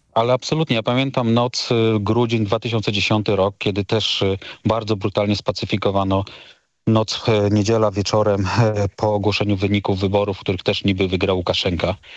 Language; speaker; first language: Polish; native; Polish